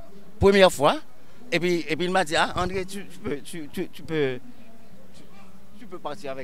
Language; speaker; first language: French; non-native, local second language; Haitian Creole